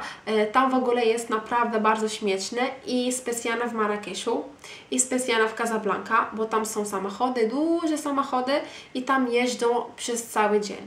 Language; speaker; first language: Polish; non-native, fluent; Arabic